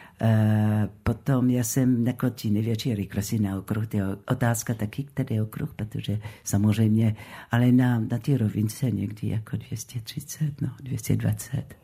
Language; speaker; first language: Czech; non-native, fluent; French